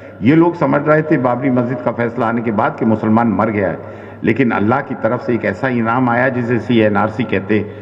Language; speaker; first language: Urdu; native; Urdu